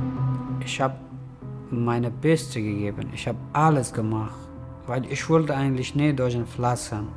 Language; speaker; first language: German; non-native, learner; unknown